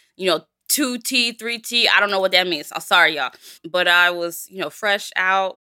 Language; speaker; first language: English; early bilingual, other home language; Yoruba